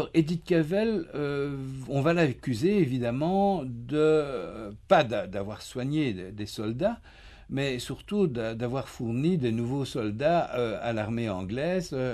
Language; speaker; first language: French; native; French